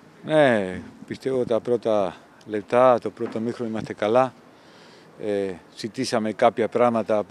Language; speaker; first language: Greek; non-native, fluent; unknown